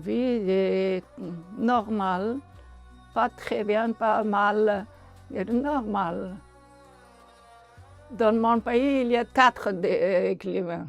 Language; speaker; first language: French; non-native, learner; Persian